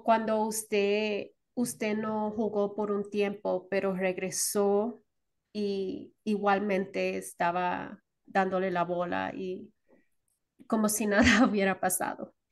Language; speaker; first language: Spanish; early bilingual, heritage; Spanish